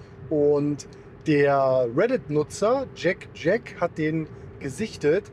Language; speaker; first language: German; native; German